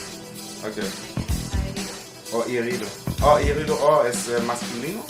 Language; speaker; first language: Spanish; non-native, learner; French